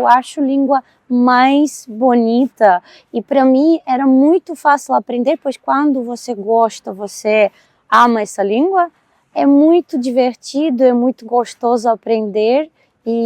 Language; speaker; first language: Portuguese; non-native, fluent; Russian